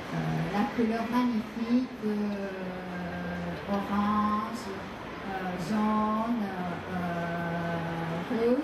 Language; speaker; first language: French; non-native, fluent; Japanese